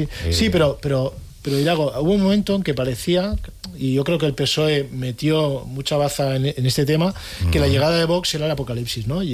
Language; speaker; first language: Spanish; native; Spanish